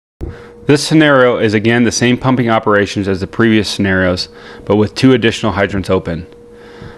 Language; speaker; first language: English; native; English